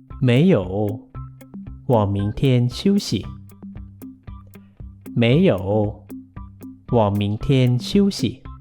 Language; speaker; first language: Chinese; non-native, fluent; Thai